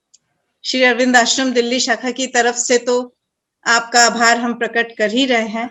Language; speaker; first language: Hindi; native; Hindi